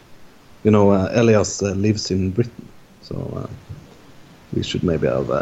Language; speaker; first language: English; non-native, fluent; Norwegian